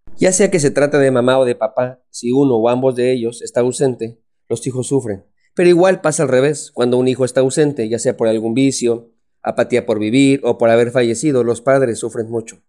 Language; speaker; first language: Spanish; native; Spanish